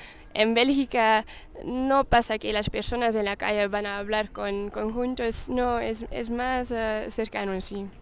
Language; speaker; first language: Spanish; non-native, learner; Dutch